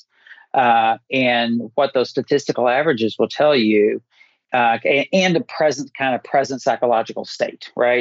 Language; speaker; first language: English; native; English